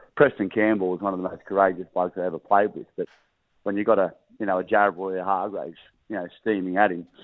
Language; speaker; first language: English; native; English